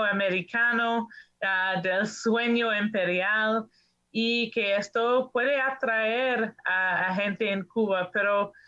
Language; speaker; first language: Spanish; non-native, learner; English